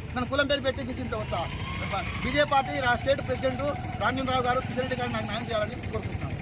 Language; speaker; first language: Telugu; non-native, local second language; Lambadi